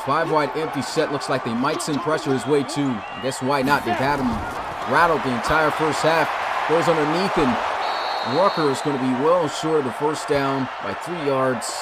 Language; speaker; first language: English; native; English